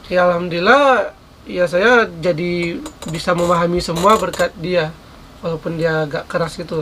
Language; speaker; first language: Indonesian; native; Indonesian